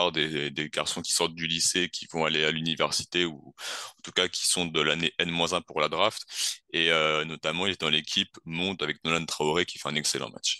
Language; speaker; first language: French; native; French